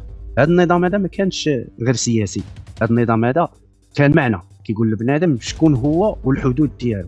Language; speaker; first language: Arabic; native; Arabic